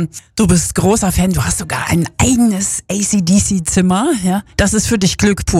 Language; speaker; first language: German; native; German